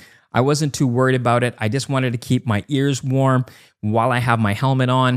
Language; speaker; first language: English; native; English